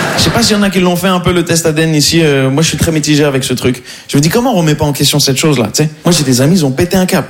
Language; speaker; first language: French; non-native, local second language; Arabic